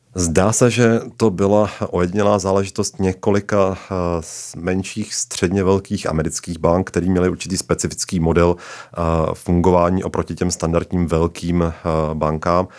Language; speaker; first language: Czech; native; Czech